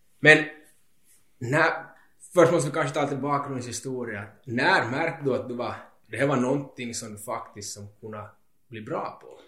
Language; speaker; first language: Swedish; native; Swedish